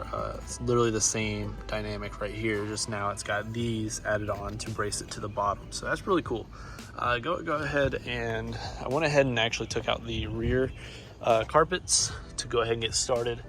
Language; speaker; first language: English; native; English